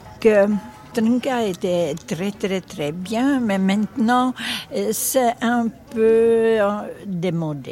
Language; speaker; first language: French; non-native, fluent; Czech